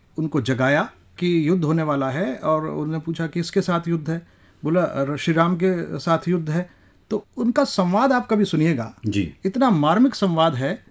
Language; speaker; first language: Hindi; native; Hindi